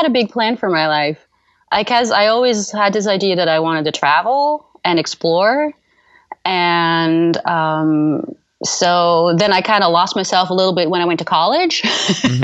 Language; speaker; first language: English; non-native, fluent; Dutch